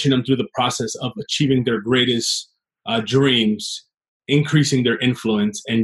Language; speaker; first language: English; native; English